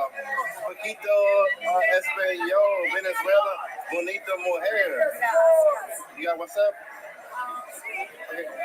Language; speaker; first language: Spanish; non-native, learner; English